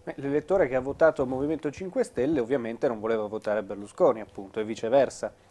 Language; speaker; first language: Italian; native; Italian